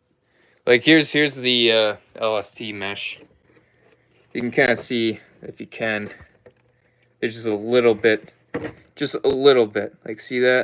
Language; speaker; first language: English; native; English